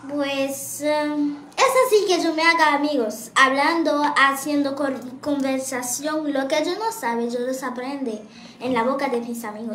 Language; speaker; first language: Spanish; non-native, learner; Haitian Creole